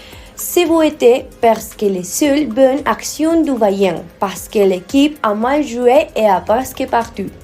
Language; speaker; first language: French; non-native, learner; Spanish